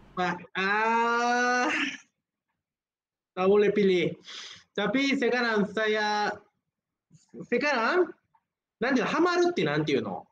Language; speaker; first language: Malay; non-native, learner; Japanese